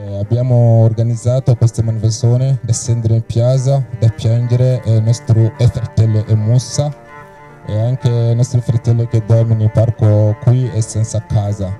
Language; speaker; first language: Italian; non-native, learner; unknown